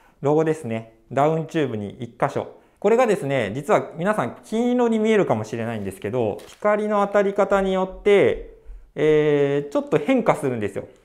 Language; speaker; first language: Japanese; native; Japanese